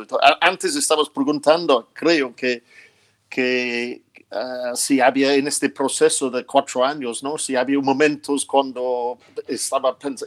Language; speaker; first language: Spanish; non-native, fluent; English